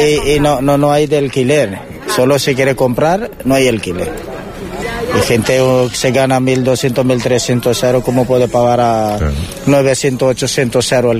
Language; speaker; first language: Spanish; non-native, learner; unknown